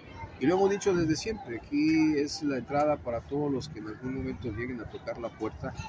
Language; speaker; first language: Spanish; native; Spanish